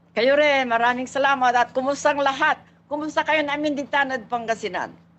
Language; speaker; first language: Filipino; non-native, local second language; Pangasinan